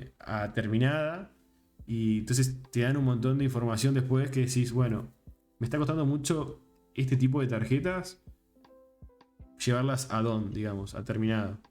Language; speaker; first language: Spanish; native; Spanish